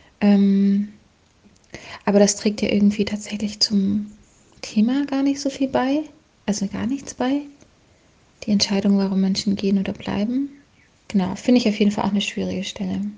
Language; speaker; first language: German; native; German